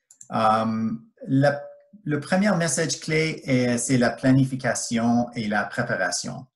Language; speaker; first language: French; non-native, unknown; English